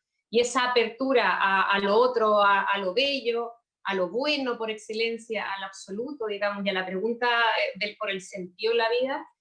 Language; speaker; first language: Spanish; native; Spanish